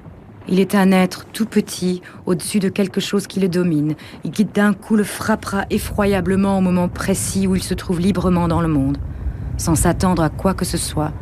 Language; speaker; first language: French; native; French